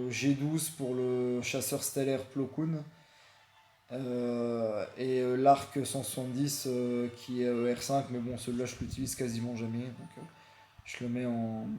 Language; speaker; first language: French; native; French